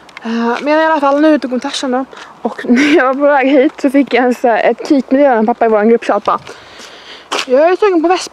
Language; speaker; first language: Swedish; native; Swedish